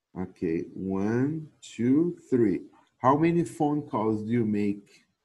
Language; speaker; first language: English; non-native, fluent; Portuguese